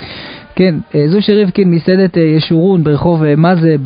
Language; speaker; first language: Hebrew; native; Hebrew